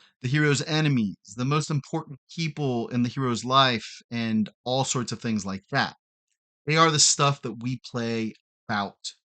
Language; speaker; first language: English; native; English